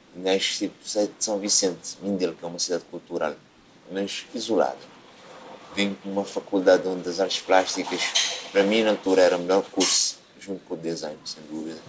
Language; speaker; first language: Portuguese; non-native, local second language; Kabuverdianu